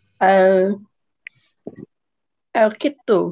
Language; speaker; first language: Arabic; non-native, learner; Malay